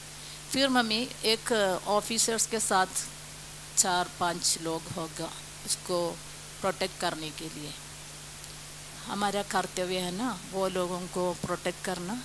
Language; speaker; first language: Hindi; non-native, local second language; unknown